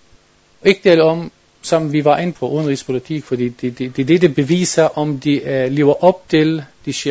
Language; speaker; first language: Danish; non-native, learner; Arabic